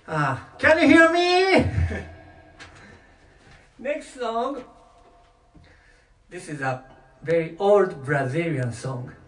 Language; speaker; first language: English; non-native, learner; Japanese